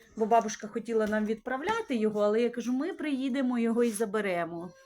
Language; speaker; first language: Ukrainian; native; Ukrainian